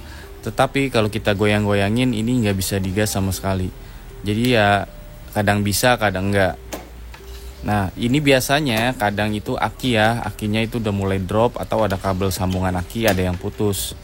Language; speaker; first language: Indonesian; native; Indonesian